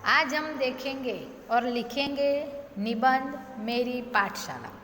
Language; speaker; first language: Hindi; non-native, local second language; Gujarati